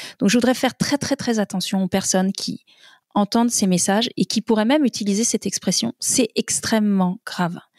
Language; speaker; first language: French; native; French